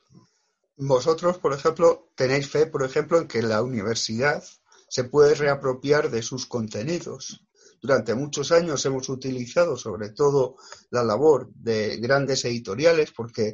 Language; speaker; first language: Spanish; native; Spanish